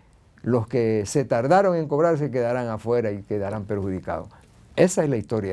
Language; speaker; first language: Spanish; native; Spanish